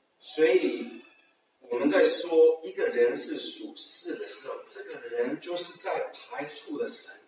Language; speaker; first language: Chinese; early bilingual, heritage; Chinese